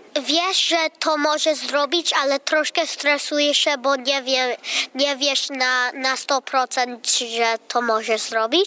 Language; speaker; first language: Polish; early bilingual, heritage; Polish